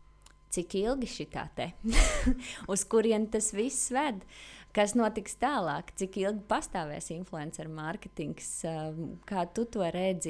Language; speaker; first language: Latvian; native; Latvian